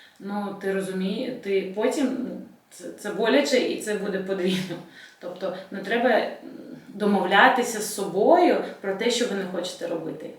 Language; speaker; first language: Ukrainian; non-native, local second language; Russian